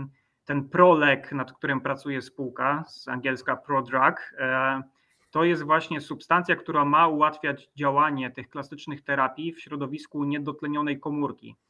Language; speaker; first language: Polish; native; Polish